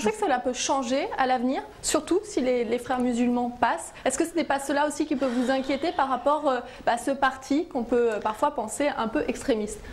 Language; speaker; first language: French; native; French